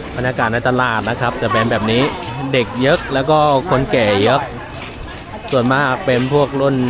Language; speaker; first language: Thai; non-native, fluent; Chinese